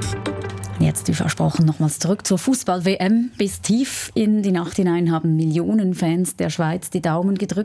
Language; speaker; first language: German; native; German